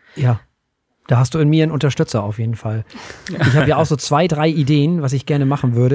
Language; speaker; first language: German; native; German